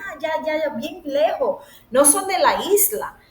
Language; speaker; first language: Spanish; early bilingual, other home language; English